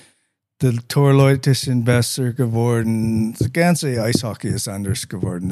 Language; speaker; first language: German; non-native, learner; English